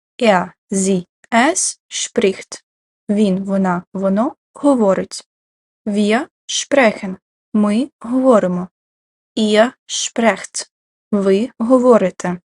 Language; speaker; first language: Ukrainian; native; Ukrainian